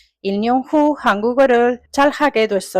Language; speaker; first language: Korean; non-native, learner; Italian